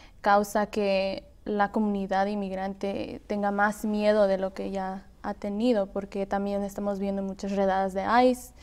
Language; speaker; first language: Spanish; early bilingual, heritage; Spanish